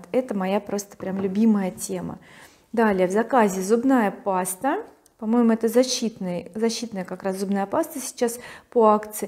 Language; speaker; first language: Russian; native; Russian